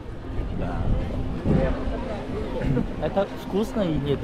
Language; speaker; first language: Russian; non-native, learner; Portuguese